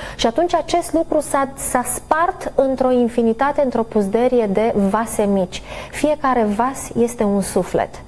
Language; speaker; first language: Romanian; native; Romanian